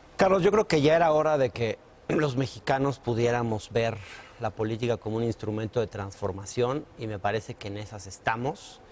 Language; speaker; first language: Spanish; native; Spanish